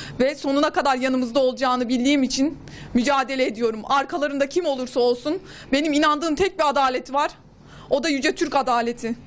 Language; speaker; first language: Turkish; native; Turkish